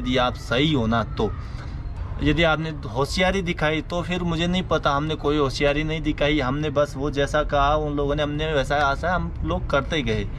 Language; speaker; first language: Hindi; native; Hindi